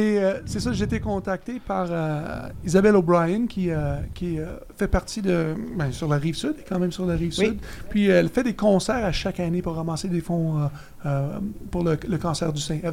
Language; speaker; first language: French; native; French